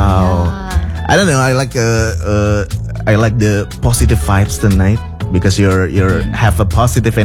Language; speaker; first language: English; non-native, fluent; Indonesian